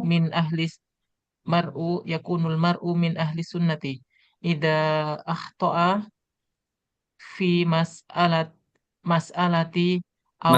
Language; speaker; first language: Arabic; non-native, learner; Indonesian